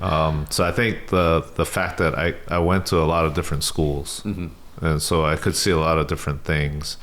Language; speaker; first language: English; native; English